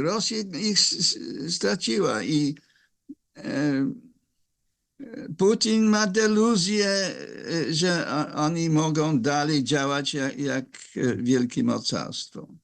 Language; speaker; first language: Polish; non-native, fluent; English